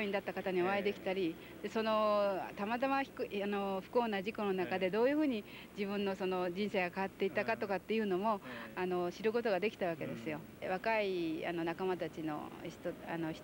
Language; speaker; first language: Japanese; native; Japanese